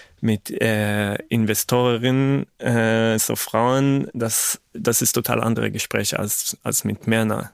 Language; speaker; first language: German; non-native, fluent; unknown